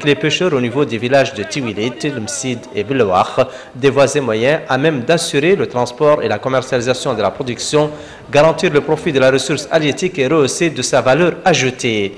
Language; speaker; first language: French; non-native, local second language; Arabic